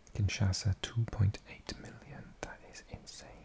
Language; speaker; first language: English; native; English